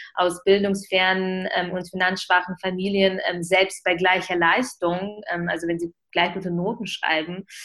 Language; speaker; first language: German; early bilingual, other home language; Ukrainian